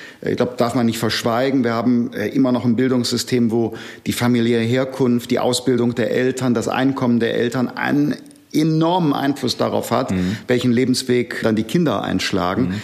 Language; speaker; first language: German; native; German